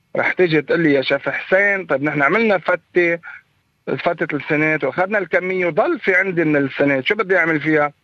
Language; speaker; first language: Arabic; native; Arabic